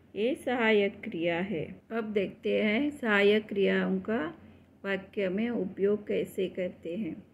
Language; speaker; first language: Hindi; non-native, local second language; Marathi